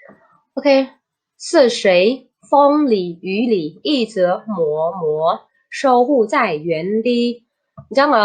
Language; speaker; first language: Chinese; non-native, fluent; Khmer